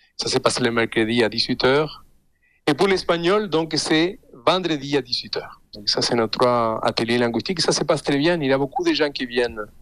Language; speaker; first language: French; non-native, fluent; Spanish